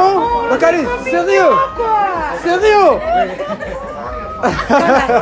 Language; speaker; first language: French; non-native, fluent; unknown